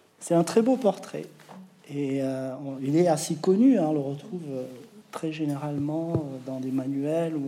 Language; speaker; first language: French; native; French